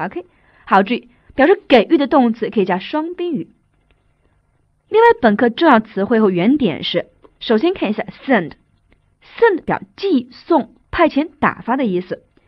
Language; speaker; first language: Chinese; native; Chinese